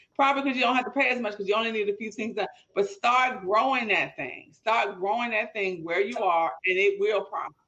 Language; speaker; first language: English; native; English